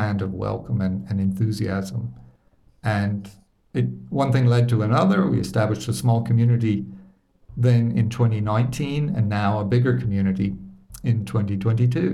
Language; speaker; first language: English; native; English